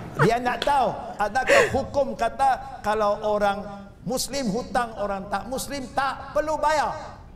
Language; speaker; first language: Malay; non-native, local second language; Chinese